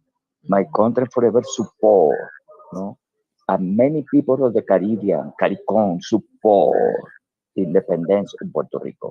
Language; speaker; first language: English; non-native, learner; Spanish